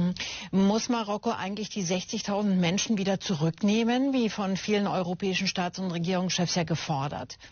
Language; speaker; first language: German; native; German